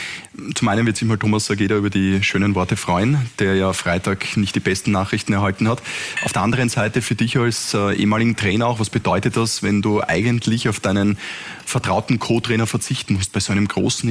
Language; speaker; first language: German; native; German